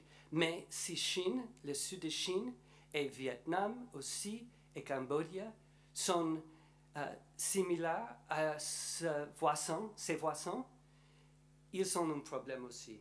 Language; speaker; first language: French; non-native, learner; English